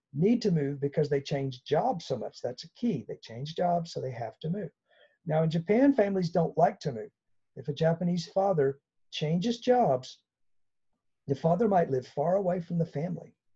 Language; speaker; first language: English; native; English